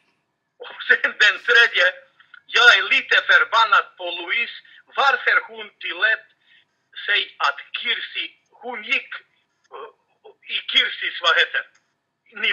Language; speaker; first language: Swedish; non-native, fluent; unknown